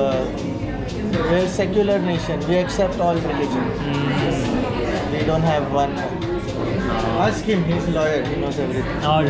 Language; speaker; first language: English; non-native, local second language; Hindi